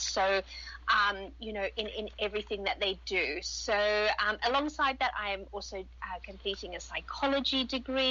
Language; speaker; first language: English; native; English